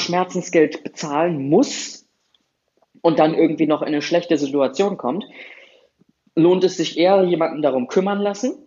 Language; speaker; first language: German; native; German